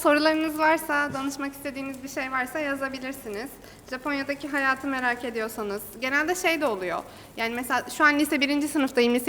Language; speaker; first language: Turkish; native; Turkish